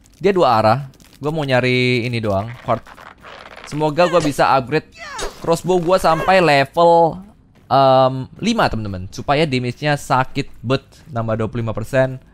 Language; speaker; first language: Indonesian; native; Indonesian